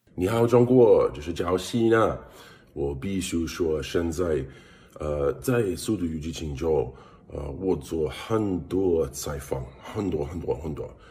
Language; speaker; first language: Chinese; non-native, learner; English